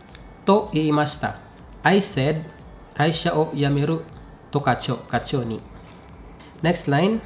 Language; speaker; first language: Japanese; non-native, fluent; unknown